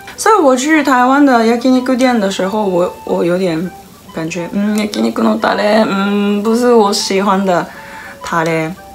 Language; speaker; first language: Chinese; non-native, learner; Japanese